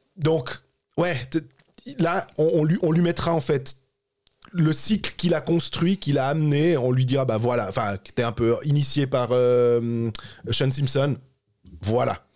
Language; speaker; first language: French; native; French